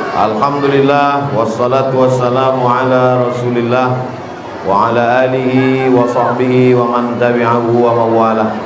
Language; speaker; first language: Indonesian; native; Indonesian